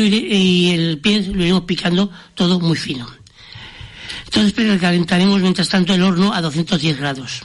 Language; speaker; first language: Spanish; native; Spanish